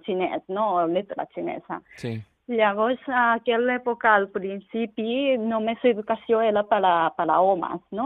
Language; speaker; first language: Catalan; non-native, learner; Japanese